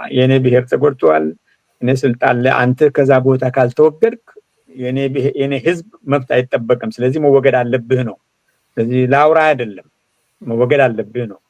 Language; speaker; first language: Amharic; non-native, local second language; Oromo